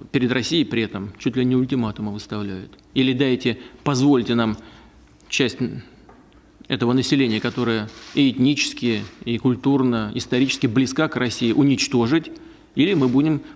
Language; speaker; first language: Russian; native; Russian